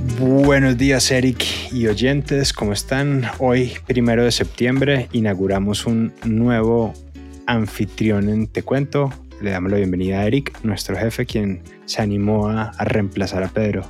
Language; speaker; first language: Spanish; native; Spanish